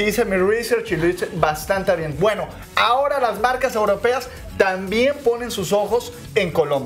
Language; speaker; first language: Spanish; native; Spanish